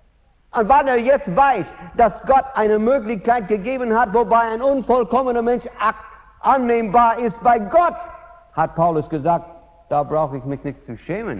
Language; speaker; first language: German; non-native, fluent; English